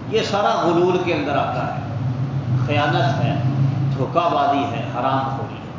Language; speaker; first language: Urdu; non-native, local second language; Punjabi